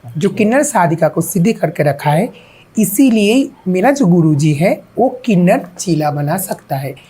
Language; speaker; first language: Hindi; non-native, local second language; Bangla